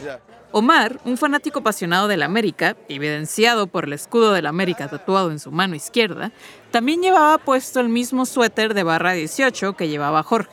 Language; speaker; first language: Spanish; native; Spanish